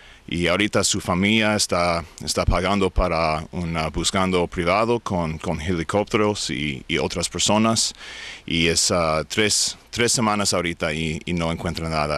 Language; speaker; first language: Spanish; non-native, learner; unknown